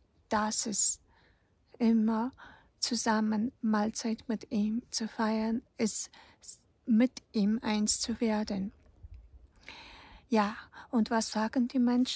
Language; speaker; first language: German; non-native, fluent; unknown